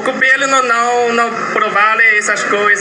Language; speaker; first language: Portuguese; non-native, learner; Chinese